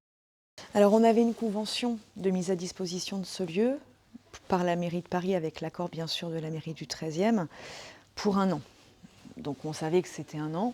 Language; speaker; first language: French; native; French